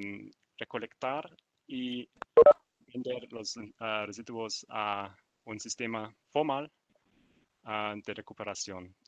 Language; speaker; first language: Spanish; non-native, learner; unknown